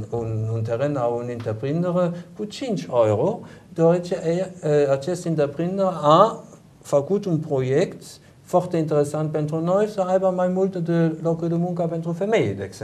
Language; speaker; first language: Romanian; non-native, learner; German